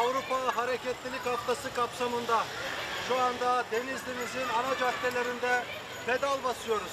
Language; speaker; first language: Turkish; native; Turkish